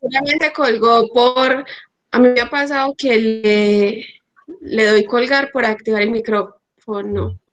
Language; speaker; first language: Spanish; native; Spanish